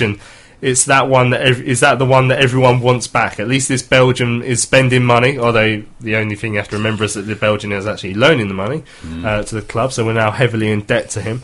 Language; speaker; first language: English; native; English